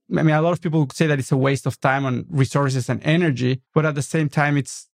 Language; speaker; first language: English; non-native, fluent; Spanish